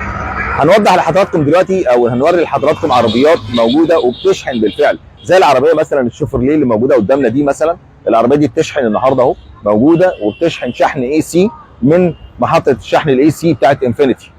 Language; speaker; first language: Arabic; native; Arabic